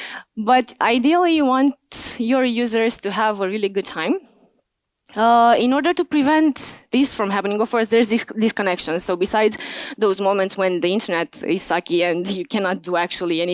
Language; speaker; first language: English; non-native, fluent; Romanian